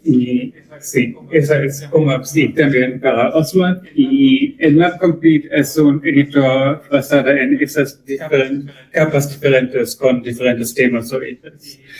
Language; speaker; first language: Spanish; non-native, learner; German